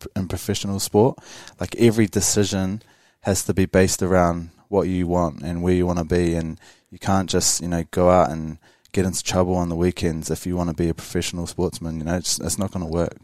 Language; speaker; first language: English; native; English